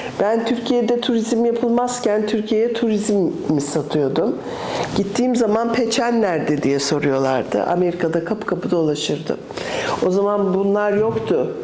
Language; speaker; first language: Turkish; early bilingual, other home language; English